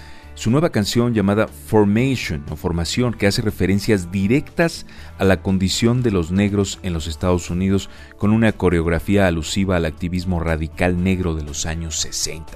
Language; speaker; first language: Spanish; native; Spanish